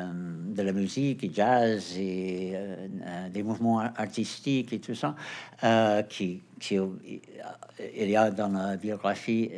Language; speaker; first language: French; non-native, fluent; Portuguese